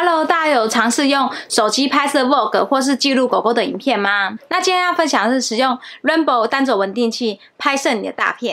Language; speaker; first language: Chinese; native; Chinese